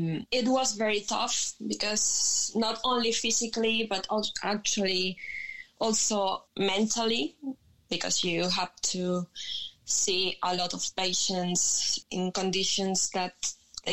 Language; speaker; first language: English; non-native, learner; Spanish